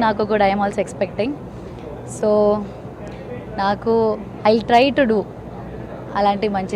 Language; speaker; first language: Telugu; non-native, learner; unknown